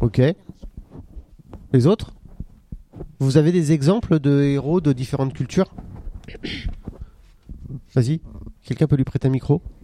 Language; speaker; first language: French; native; French